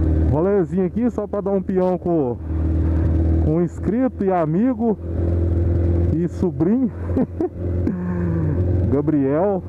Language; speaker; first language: Portuguese; native; Portuguese